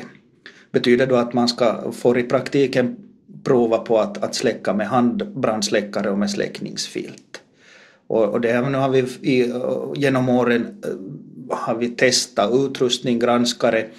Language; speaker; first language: Swedish; native; Swedish